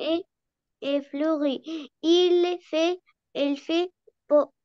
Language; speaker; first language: French; non-native, learner; Arabic